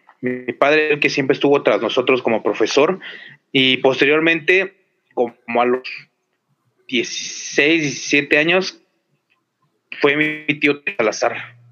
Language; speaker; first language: Spanish; native; Spanish